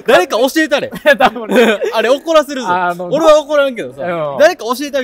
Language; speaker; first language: Japanese; native; Japanese